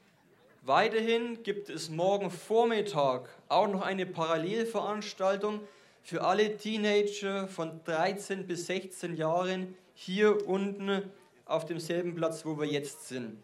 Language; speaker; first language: German; native; German